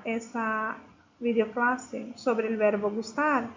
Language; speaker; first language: Spanish; non-native, fluent; Portuguese